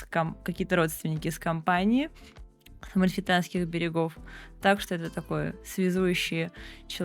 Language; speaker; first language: Russian; native; Russian